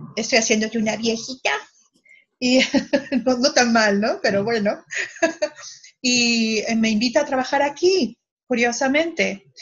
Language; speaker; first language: Spanish; native; Spanish